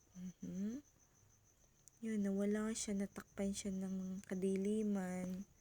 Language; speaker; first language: Filipino; non-native, local second language; Bikol